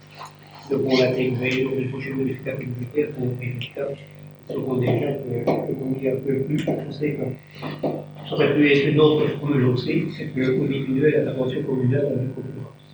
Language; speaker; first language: French; native; French